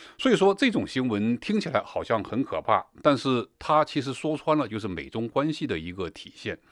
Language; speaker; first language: Chinese; native; Chinese